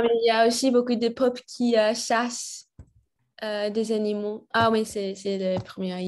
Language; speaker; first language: French; non-native, learner; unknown